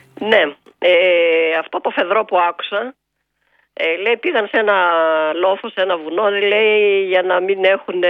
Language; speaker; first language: Greek; native; Greek